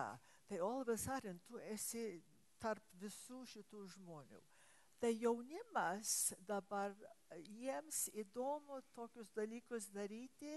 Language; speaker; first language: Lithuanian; early bilingual, heritage; English